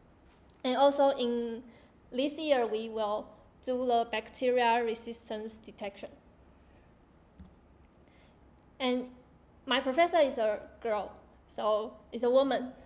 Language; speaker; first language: English; non-native, learner; Chinese